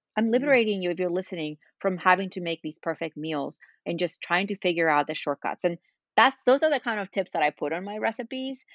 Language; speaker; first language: English; non-native, fluent; Spanish